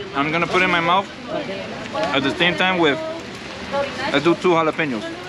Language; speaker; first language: English; early bilingual, other home language; Spanish